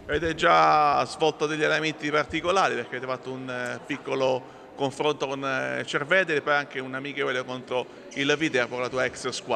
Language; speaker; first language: Italian; native; Italian